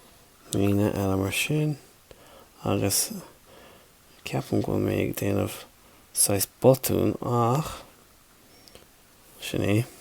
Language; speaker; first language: Irish; non-native, local second language; English